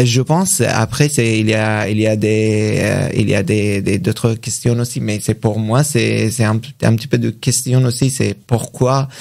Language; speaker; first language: French; non-native, learner; Persian